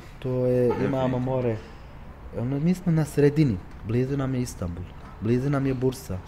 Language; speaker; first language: Croatian; early bilingual, heritage; Turkish